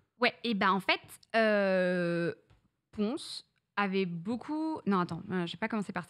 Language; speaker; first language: French; native; French